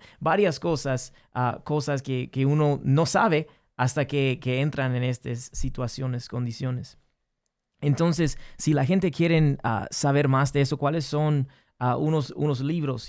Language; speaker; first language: Spanish; early bilingual, heritage; English